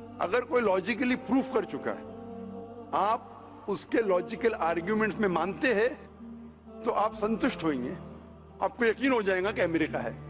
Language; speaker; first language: Hindi; non-native, local second language; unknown